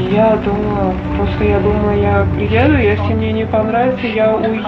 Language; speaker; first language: Russian; non-native, fluent; Uzbek